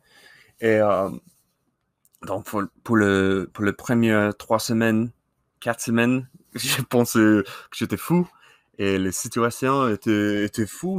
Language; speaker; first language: French; non-native, learner; English